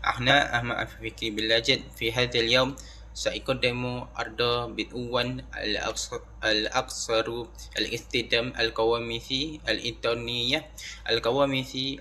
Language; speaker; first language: Arabic; non-native, learner; Malay